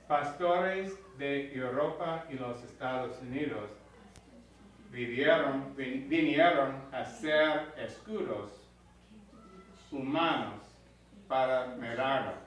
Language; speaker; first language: Spanish; non-native, learner; English